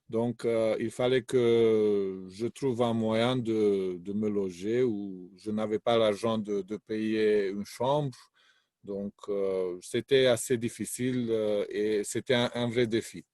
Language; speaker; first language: French; non-native, fluent; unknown